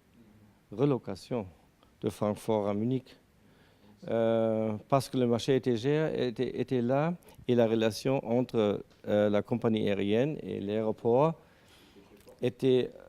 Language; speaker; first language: French; non-native, learner; German